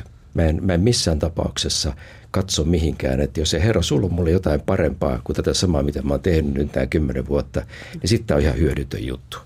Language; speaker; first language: Finnish; native; Finnish